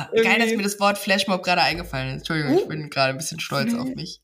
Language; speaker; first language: German; native; German